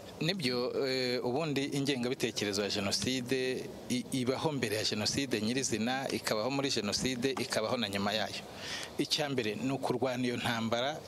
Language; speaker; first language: Kinyarwanda; native; Kinyarwanda